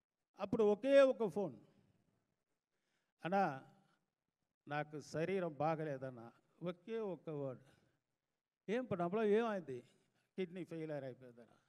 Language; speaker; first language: Telugu; non-native, fluent; Tamil